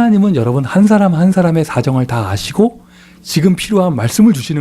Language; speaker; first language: Korean; native; Korean